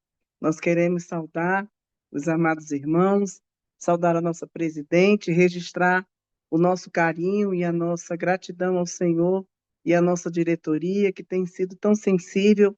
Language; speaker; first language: Portuguese; native; Portuguese